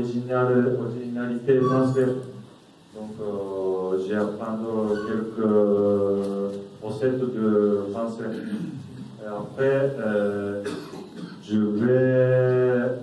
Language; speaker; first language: French; non-native, learner; Japanese